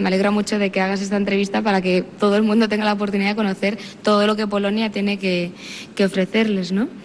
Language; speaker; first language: Spanish; native; Spanish